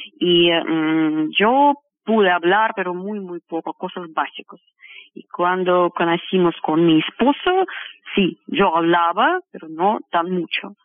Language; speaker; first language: Spanish; non-native, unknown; Russian